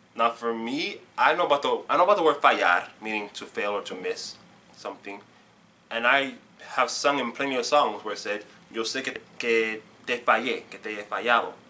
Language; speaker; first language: English; native; English